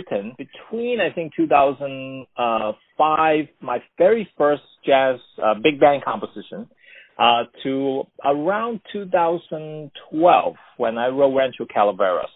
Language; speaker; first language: English; non-native, local second language; Cantonese